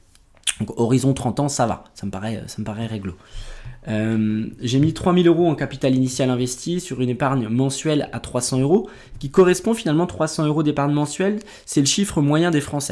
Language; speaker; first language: French; native; French